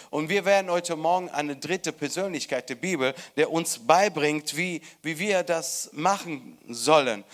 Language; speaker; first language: German; non-native, fluent; Italian